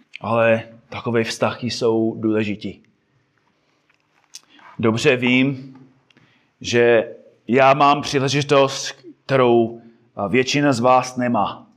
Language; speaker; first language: Czech; non-native, fluent; English